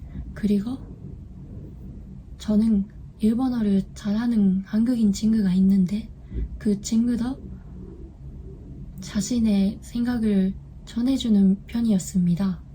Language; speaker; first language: Korean; non-native, learner; Japanese